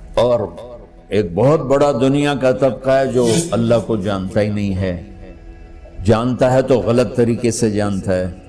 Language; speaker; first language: Urdu; non-native, local second language; Punjabi